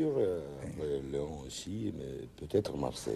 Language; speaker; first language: French; non-native, learner; Russian